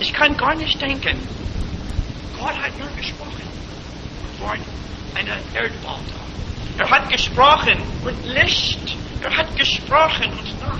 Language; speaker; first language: German; non-native, fluent; English